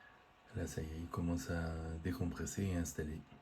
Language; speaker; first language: French; native; French